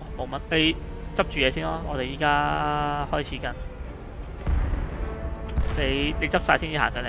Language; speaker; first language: Chinese; native; Chinese